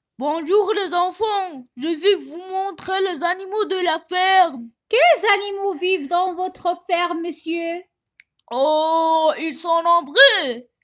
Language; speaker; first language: French; non-native, local second language; Arabic